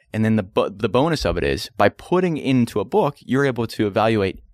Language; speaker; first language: English; native; English